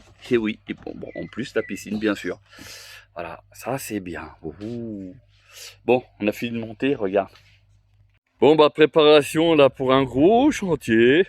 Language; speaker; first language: French; native; French